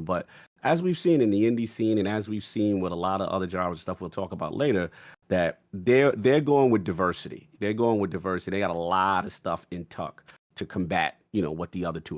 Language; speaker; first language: English; native; English